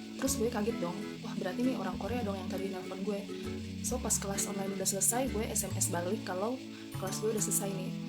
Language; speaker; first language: Indonesian; native; Indonesian